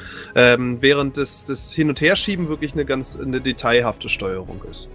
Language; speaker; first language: German; native; German